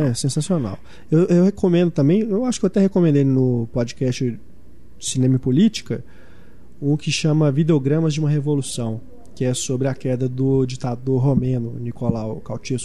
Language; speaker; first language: Portuguese; native; Portuguese